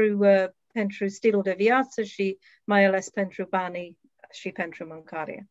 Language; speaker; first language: Romanian; non-native, learner; English